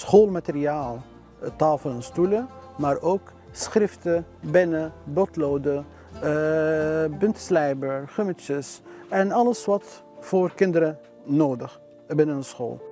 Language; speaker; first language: Dutch; non-native, learner; Arabic